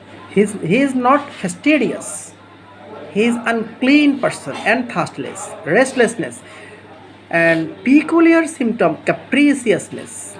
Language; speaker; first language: English; non-native, local second language; Bangla